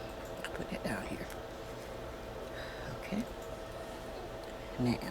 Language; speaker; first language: English; native; English